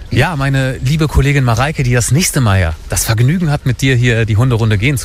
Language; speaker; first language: German; native; German